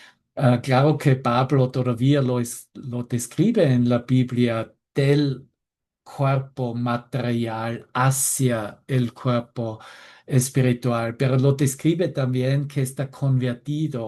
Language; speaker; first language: Spanish; non-native, fluent; German